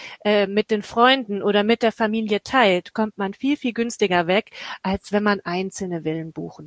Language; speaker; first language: German; native; German